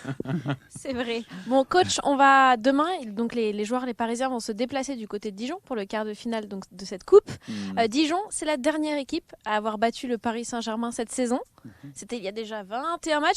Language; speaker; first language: French; native; French